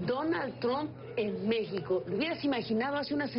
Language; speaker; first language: Spanish; native; Spanish